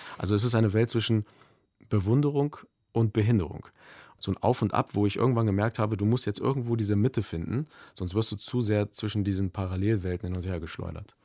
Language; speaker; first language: German; native; German